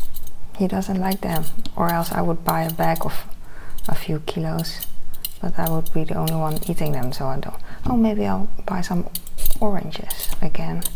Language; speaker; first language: English; non-native, fluent; Dutch